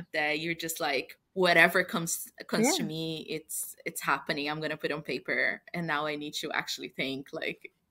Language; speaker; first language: English; non-native, fluent; Portuguese